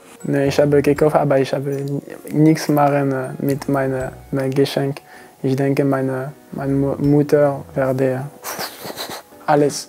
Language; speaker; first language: German; non-native, learner; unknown